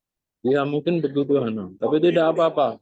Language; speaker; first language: Indonesian; native; Indonesian